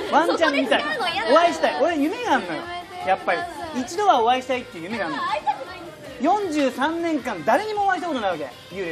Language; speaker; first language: Japanese; native; Japanese